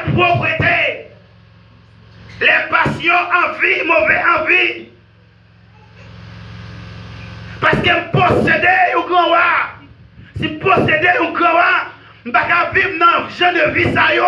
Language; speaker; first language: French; non-native, local second language; Haitian Creole